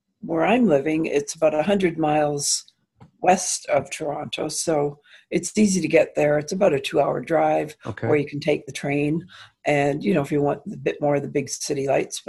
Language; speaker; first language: English; native; English